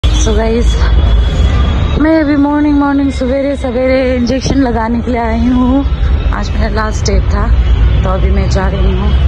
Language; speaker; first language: Hindi; non-native, local second language; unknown